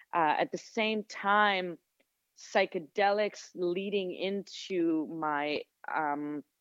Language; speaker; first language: English; non-native, fluent; Hebrew